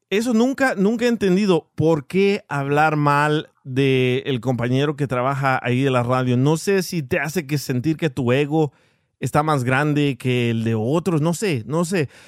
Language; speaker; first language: Spanish; early bilingual, heritage; Spanish